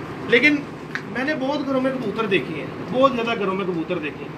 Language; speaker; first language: Hindi; non-native, local second language; Punjabi